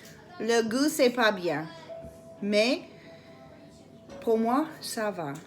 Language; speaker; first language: French; non-native, learner; English